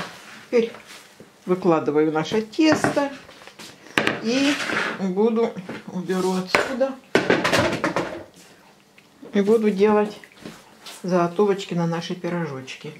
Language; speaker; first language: Russian; native; Russian